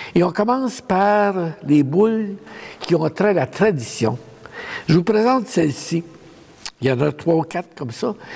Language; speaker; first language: French; native; French